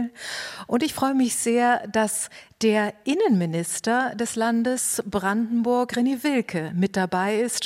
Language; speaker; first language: German; native; German